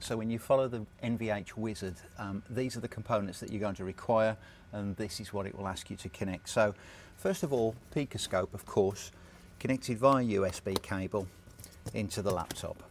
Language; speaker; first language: English; native; English